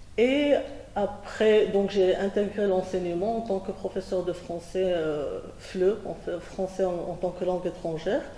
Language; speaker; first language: French; non-native, local second language; Arabic